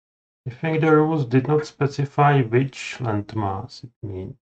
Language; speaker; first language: English; non-native, fluent; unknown